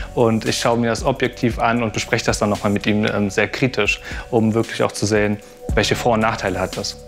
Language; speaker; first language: German; native; German